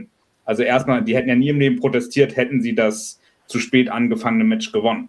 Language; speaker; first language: German; native; German